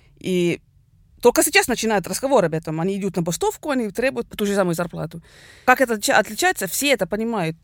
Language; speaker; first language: Russian; non-native, fluent; Swedish